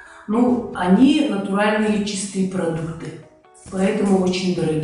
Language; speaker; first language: Russian; non-native, local second language; Yakut